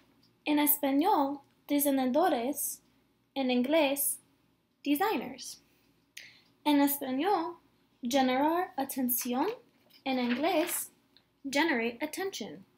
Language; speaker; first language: Spanish; non-native, learner; English